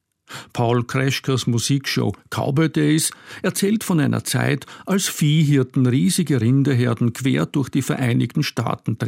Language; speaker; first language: German; native; German